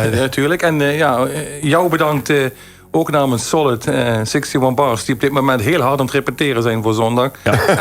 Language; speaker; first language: Dutch; native; Dutch